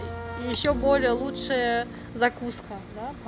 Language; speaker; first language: Russian; early bilingual, heritage; Russian